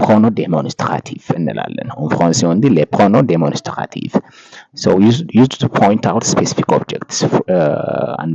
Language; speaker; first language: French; non-native, fluent; Amharic